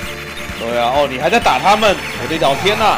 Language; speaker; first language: Chinese; native; Chinese